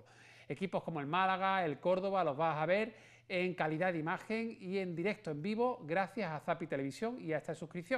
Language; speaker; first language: Spanish; native; Spanish